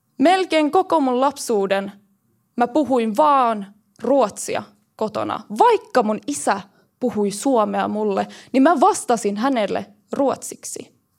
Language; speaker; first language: Finnish; early bilingual, heritage; Finnish